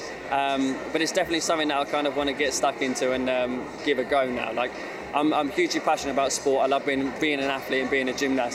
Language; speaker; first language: English; native; English